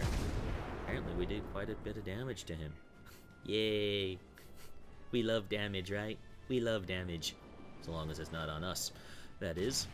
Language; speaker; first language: English; native; English